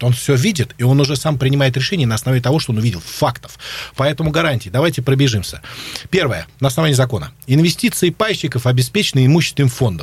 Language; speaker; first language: Russian; native; Russian